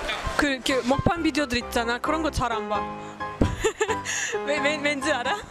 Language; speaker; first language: Korean; non-native, fluent; Azerbaijani